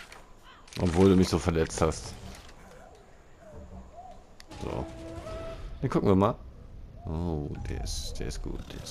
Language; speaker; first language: German; native; German